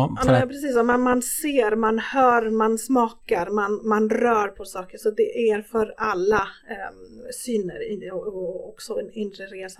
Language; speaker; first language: Swedish; non-native, fluent; Spanish